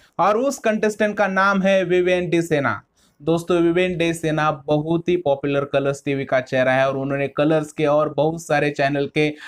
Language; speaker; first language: Hindi; non-native, local second language; Marathi